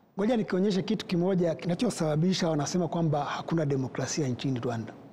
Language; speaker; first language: Swahili; non-native, local second language; Kinyarwanda